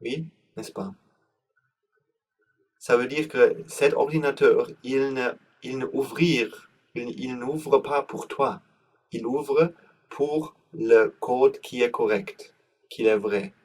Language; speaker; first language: French; non-native, learner; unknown